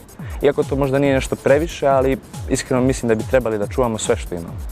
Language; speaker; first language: Bosnian; native; Bosnian